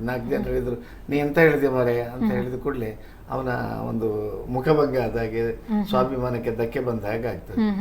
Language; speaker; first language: Kannada; native; Kannada